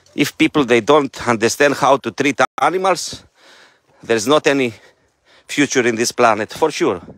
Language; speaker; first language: English; non-native, fluent; Greek